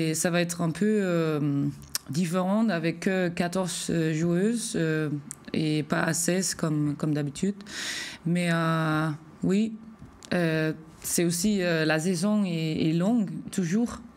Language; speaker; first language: French; non-native, fluent; Danish